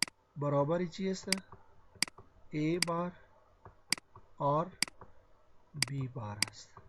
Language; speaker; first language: Persian; non-native, local second language; Pashto